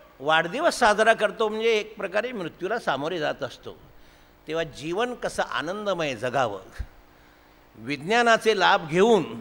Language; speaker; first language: Marathi; native; Marathi